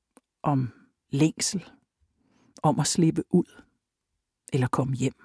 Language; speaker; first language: Danish; native; Danish